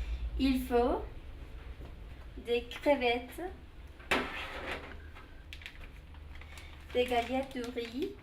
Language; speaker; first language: French; non-native, learner; Spanish